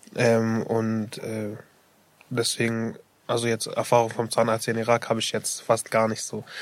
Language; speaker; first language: German; early bilingual, other home language; Arabic